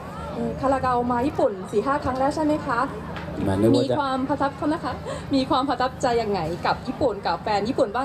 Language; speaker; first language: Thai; native; Thai